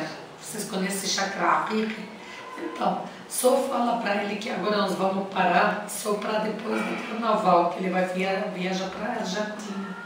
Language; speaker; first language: Portuguese; non-native, learner; Arabic